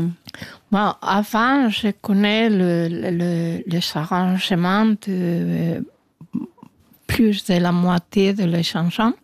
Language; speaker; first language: French; non-native, learner; Spanish